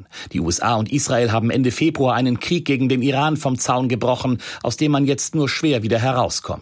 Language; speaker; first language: German; native; German